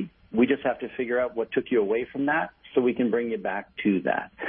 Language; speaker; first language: English; native; English